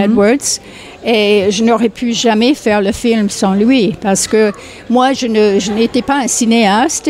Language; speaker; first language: French; non-native, fluent; English